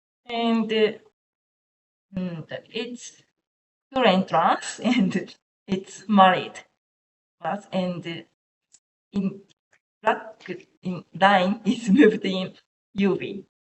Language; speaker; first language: English; non-native, learner; Japanese